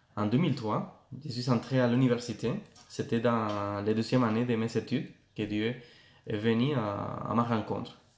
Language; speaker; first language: French; non-native, fluent; Spanish